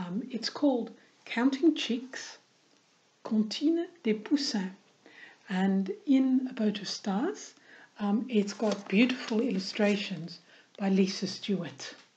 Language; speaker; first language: English; non-native, fluent; French